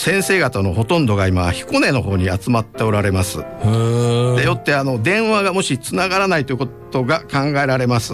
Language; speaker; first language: Japanese; native; Japanese